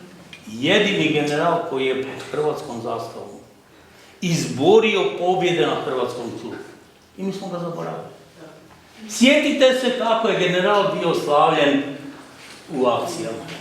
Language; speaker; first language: Croatian; native; Croatian